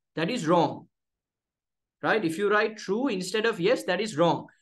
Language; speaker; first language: English; non-native, local second language; Sinhala